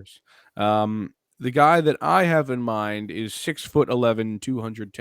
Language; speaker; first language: English; native; English